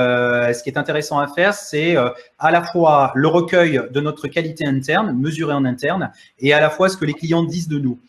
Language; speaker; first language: French; native; French